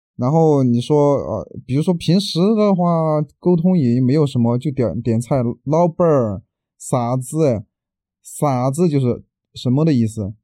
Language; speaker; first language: Chinese; native; Chinese